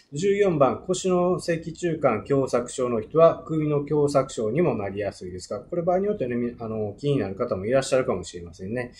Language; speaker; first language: Japanese; native; Japanese